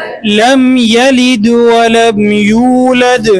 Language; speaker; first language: Hindi; native; Hindi